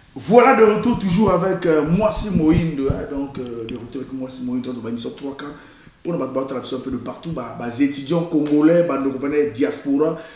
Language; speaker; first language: French; non-native, local second language; Lingala